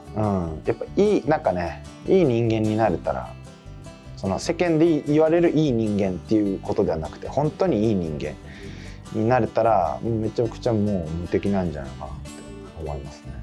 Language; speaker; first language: Japanese; native; Japanese